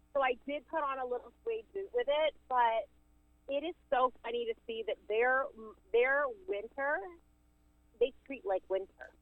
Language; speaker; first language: English; native; English